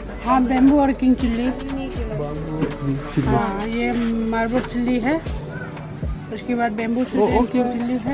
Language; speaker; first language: Hindi; non-native, local second language; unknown